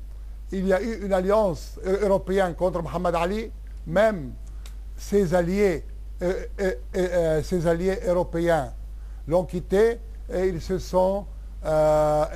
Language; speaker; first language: French; non-native, local second language; Arabic